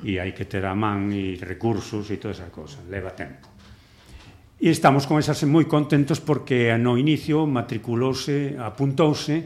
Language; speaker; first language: Galician; native; Galician